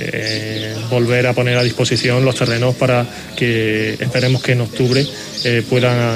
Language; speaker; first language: Spanish; native; Spanish